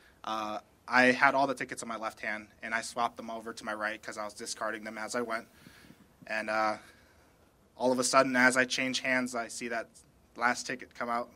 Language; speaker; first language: English; early bilingual, other home language; Spanish